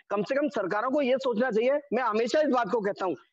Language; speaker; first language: Hindi; native; Hindi